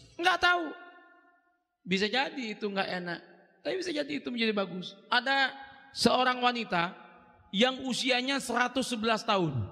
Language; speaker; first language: Indonesian; non-native, local second language; Madurese